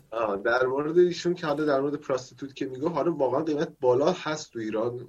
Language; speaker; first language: Persian; native; Persian